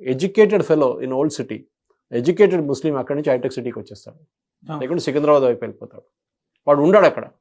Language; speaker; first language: Telugu; non-native, local second language; Malayalam